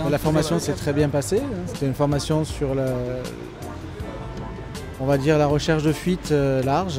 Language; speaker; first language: French; native; French